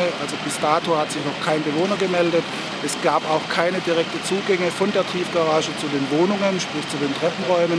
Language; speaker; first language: German; native; German